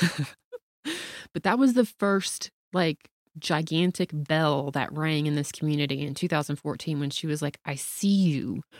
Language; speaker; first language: English; native; English